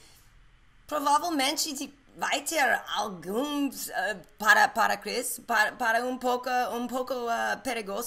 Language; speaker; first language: Portuguese; non-native, learner; English